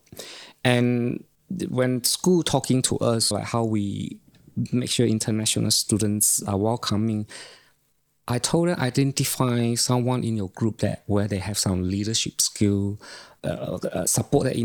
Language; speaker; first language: English; non-native, local second language; Chinese